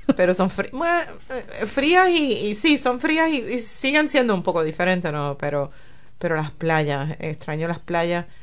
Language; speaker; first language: Spanish; native; Spanish